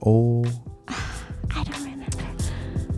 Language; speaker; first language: English; non-native, learner; Japanese